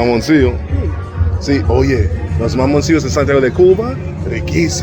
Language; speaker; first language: Spanish; non-native, learner; English